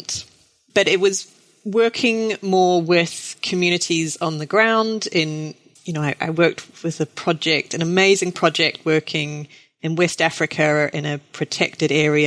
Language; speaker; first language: English; native; English